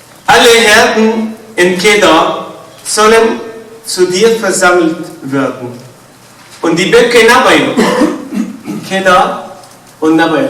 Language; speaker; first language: German; non-native, fluent; Arabic